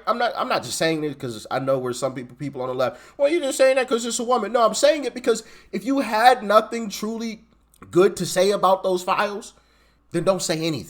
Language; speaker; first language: English; native; English